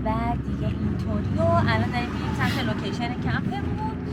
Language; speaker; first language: Persian; native; Persian